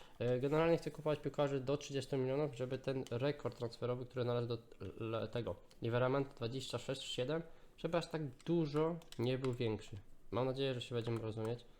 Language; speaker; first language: Polish; native; Polish